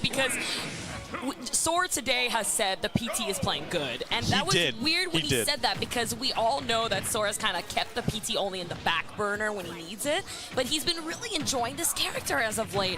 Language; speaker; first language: English; native; English